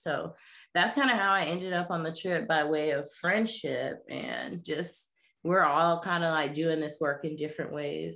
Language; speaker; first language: English; native; English